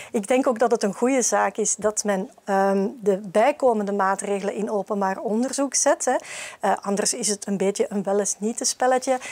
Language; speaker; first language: Dutch; native; Dutch